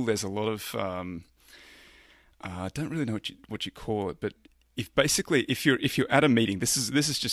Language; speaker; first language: English; native; English